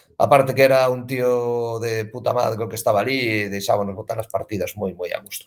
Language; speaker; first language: Galician; native; Galician